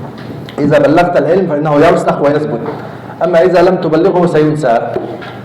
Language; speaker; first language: Arabic; native; Arabic